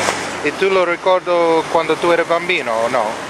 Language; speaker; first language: Italian; non-native, learner; English